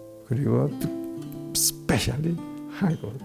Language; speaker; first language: Korean; non-native, learner; Spanish